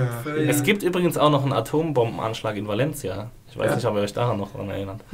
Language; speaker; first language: German; native; German